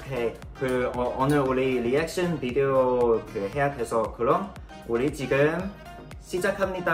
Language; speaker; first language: Korean; non-native, learner; Cantonese